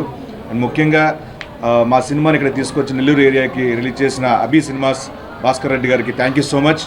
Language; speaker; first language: Telugu; native; Telugu